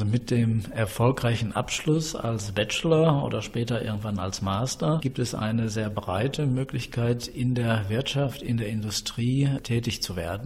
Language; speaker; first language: German; native; German